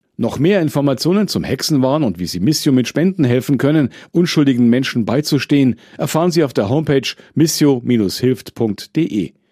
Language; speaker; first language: German; native; German